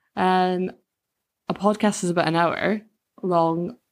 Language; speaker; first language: English; native; English